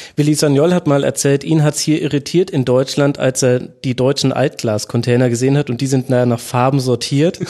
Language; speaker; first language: German; native; German